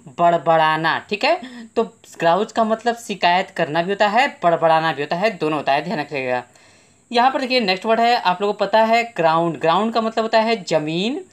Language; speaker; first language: Hindi; native; Hindi